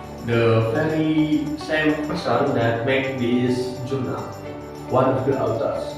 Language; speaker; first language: English; non-native, learner; Indonesian